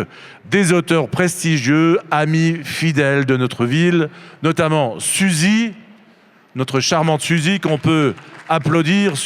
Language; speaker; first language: French; native; French